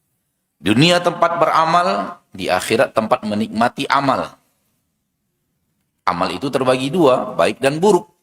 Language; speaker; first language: Indonesian; native; Indonesian